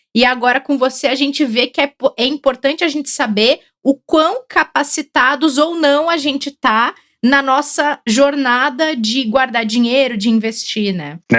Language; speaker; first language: Portuguese; native; Portuguese